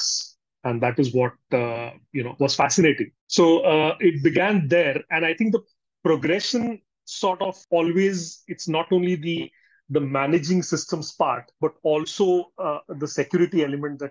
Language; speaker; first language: English; non-native, local second language; Marathi